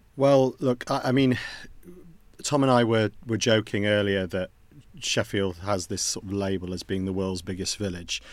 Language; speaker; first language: English; native; English